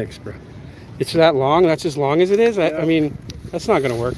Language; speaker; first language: English; native; English